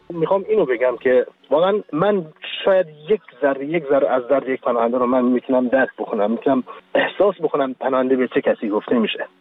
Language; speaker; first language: Persian; non-native, local second language; Central Kurdish